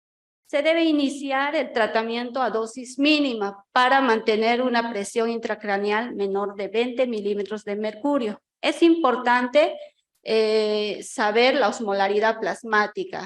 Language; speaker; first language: Spanish; native; Spanish